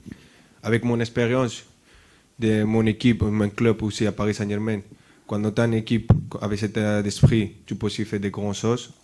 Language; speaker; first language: French; non-native, fluent; Spanish